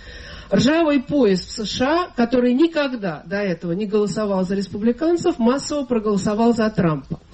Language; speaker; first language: Russian; native; Russian